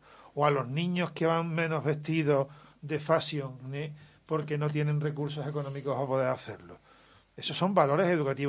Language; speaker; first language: Spanish; native; Spanish